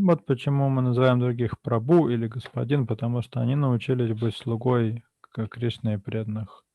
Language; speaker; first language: Russian; native; Russian